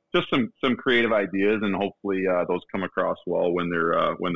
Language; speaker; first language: English; native; English